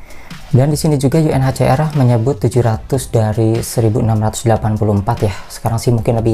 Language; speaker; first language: Indonesian; native; Indonesian